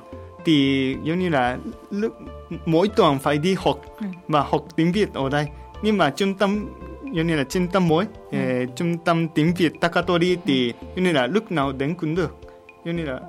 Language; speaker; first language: Vietnamese; non-native, learner; Japanese